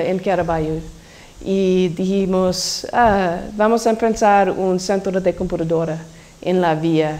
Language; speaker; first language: Spanish; non-native, learner; English